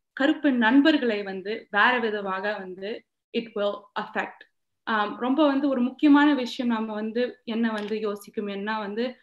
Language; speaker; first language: Tamil; early bilingual, heritage; Tamil